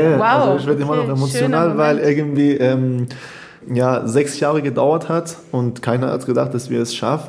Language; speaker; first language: German; non-native, fluent; Persian